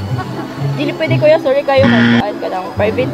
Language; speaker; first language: Filipino; non-native, local second language; Cebuano